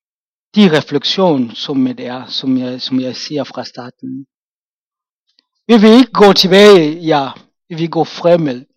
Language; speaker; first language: Danish; non-native, fluent; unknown